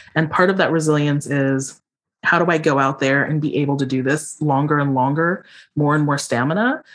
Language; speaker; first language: English; native; English